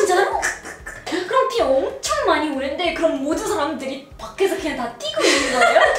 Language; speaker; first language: Korean; non-native, fluent; Arabic